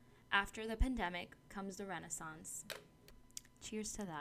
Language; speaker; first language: English; non-native, local second language; Spanish